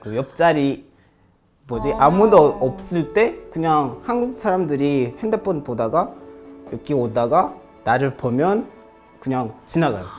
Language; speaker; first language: Korean; non-native, fluent; Kinyarwanda